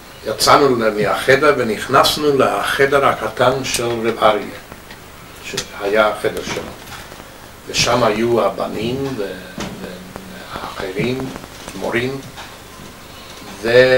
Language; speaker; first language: Hebrew; non-native, fluent; English